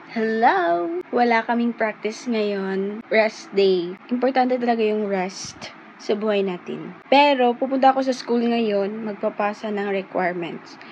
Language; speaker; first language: Filipino; non-native, local second language; Cebuano